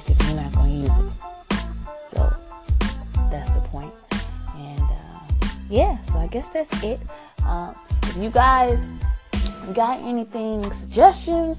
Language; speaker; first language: English; native; English